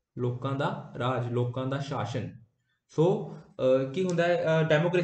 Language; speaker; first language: Hindi; non-native, local second language; Punjabi